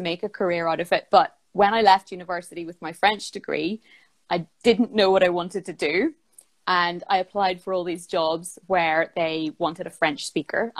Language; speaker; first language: English; native; English